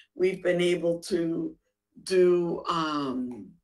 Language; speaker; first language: English; native; English